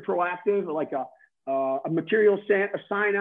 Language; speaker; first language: English; non-native, fluent; Dutch